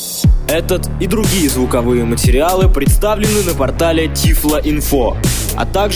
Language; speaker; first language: Russian; native; Russian